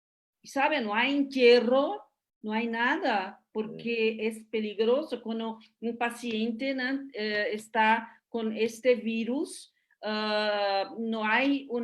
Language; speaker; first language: Spanish; non-native, fluent; Portuguese